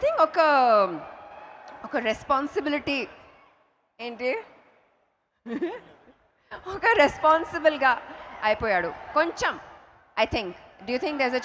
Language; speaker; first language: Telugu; non-native, fluent; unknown